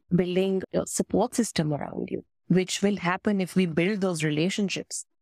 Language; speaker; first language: English; non-native, local second language; Hindi